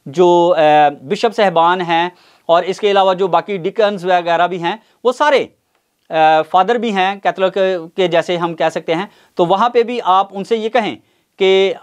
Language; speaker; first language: Urdu; non-native, local second language; Punjabi